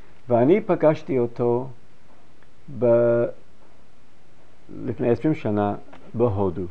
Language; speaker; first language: Hebrew; non-native, fluent; English